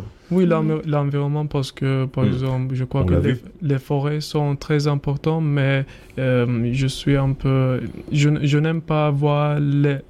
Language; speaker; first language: French; non-native, learner; Turkish